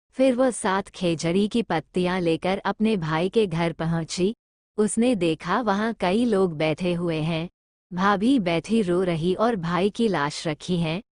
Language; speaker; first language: Hindi; native; Hindi